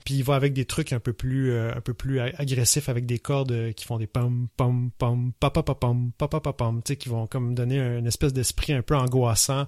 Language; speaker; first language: French; native; French